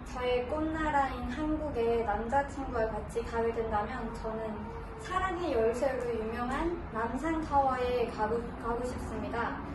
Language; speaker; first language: Korean; non-native, learner; Burmese